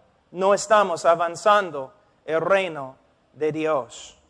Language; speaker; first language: Spanish; non-native, fluent; English